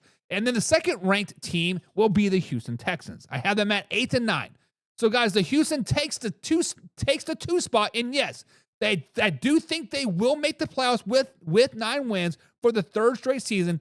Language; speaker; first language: English; native; English